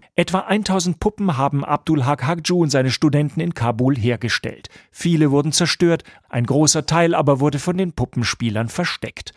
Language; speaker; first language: German; native; German